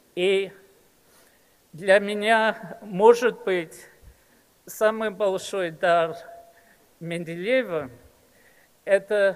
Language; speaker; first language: Russian; early bilingual, heritage; English